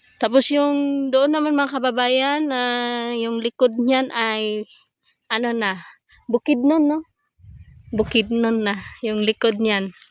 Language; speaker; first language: Filipino; non-native, local second language; Cebuano